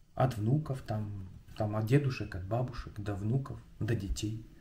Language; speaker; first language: Russian; non-native, local second language; Ukrainian